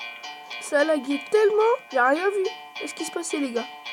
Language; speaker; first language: French; native; French